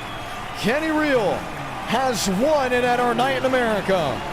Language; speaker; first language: English; native; English